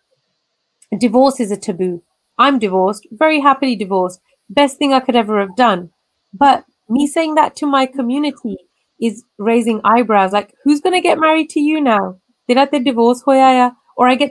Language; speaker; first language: English; native; English